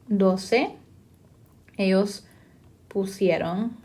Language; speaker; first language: Spanish; non-native, fluent; English